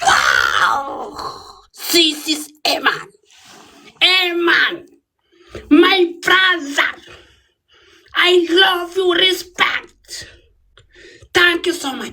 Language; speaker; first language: English; non-native, learner; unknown